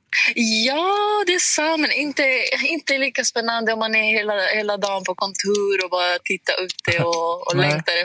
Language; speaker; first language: Swedish; non-native, fluent; Greek